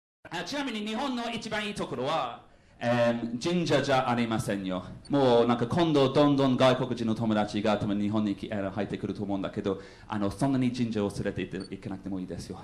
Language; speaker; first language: Japanese; non-native, fluent; English